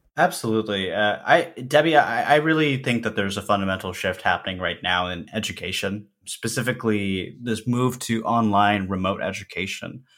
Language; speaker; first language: English; early bilingual, other home language; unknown